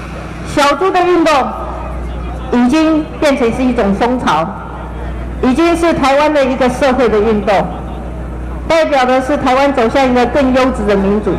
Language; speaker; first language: Chinese; native; Chinese